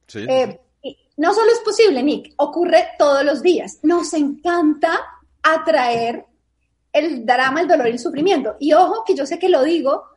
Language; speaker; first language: Spanish; native; Spanish